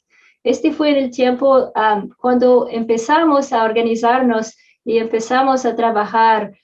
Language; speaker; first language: Spanish; non-native, fluent; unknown